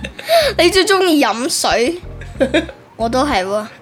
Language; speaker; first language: Cantonese; early bilingual, heritage; Cantonese